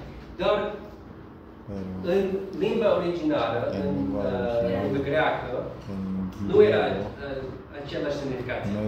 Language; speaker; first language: Romanian; non-native, learner; English